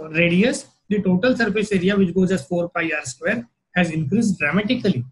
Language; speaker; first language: English; non-native, local second language; Marathi